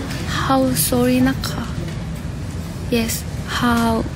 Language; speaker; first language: English; non-native, learner; Korean